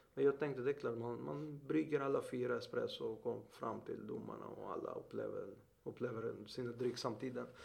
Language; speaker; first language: Swedish; non-native, fluent; Greek